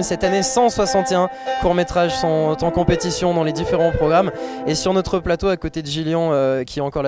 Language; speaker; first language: French; native; French